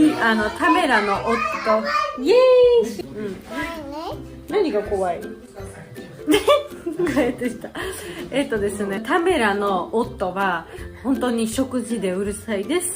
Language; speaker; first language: Japanese; non-native, fluent; Georgian